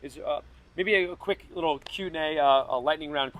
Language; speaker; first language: English; native; English